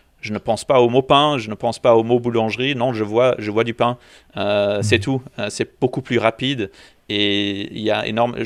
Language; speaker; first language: French; non-native, local second language; English